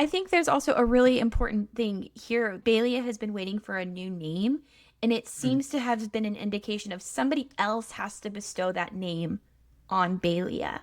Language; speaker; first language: English; native; English